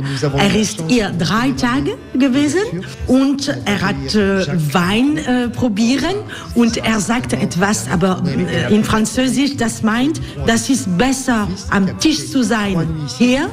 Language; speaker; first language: German; non-native, learner; French